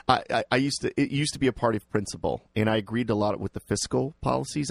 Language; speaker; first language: English; native; English